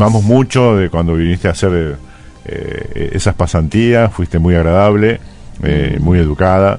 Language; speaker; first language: Spanish; native; Spanish